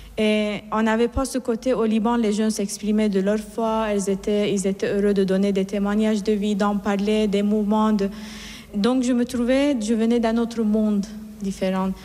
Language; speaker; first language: French; non-native, fluent; Persian